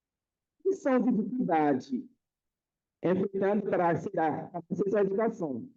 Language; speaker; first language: Portuguese; non-native, fluent; Haitian Creole